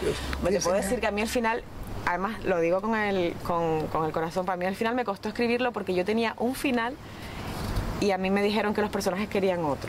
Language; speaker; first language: Spanish; native; Spanish